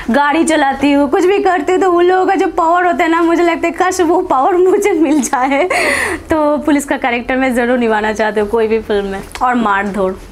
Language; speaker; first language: Hindi; non-native, local second language; Bangla